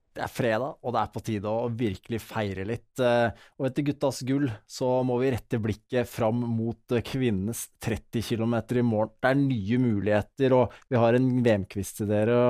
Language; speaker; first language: Norwegian; native; Norwegian